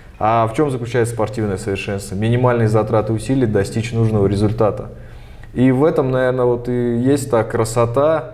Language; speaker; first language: Russian; early bilingual, other home language; Armenian